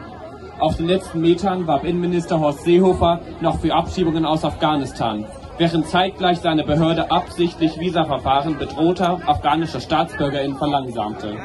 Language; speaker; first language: German; native; German